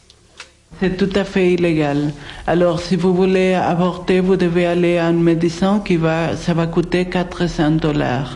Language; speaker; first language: French; non-native, fluent; Spanish